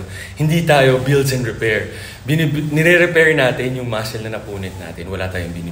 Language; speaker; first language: Filipino; native; Filipino